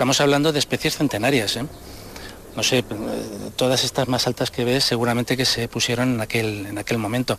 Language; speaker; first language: Spanish; native; Spanish